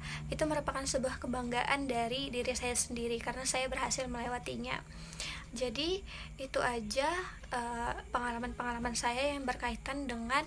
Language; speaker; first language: Indonesian; native; Indonesian